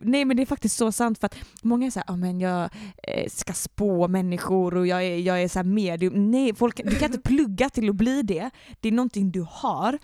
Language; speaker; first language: Swedish; native; Swedish